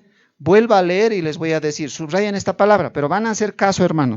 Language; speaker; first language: Spanish; native; Spanish